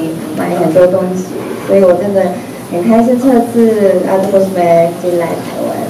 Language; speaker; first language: Chinese; non-native, fluent; Japanese